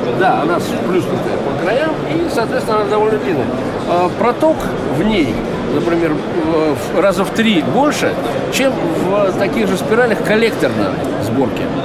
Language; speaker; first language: Russian; native; Russian